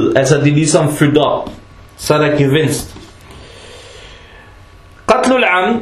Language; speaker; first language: Danish; non-native, fluent; Arabic